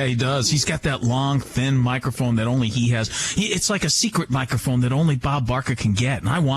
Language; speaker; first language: English; native; English